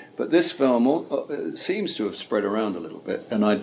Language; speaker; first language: English; native; English